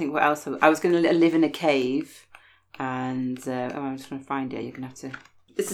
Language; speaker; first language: English; native; English